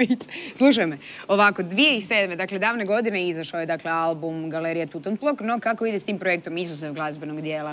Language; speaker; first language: Bosnian; native; Bosnian